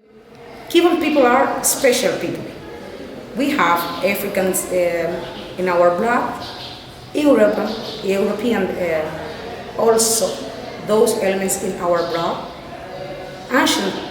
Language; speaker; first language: English; non-native, fluent; Spanish